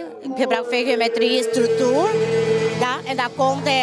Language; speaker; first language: Dutch; non-native, learner; Spanish